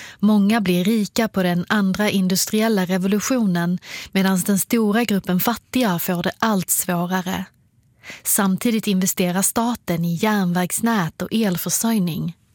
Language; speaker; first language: Swedish; native; Swedish